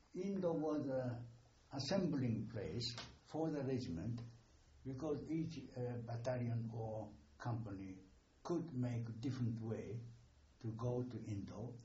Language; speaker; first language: English; non-native, fluent; Japanese